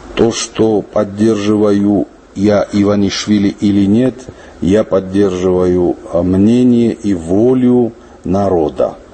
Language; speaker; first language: Russian; non-native, local second language; Ossetic